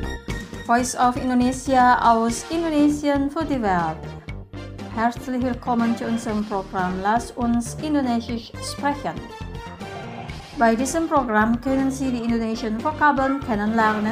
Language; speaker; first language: German; non-native, fluent; Indonesian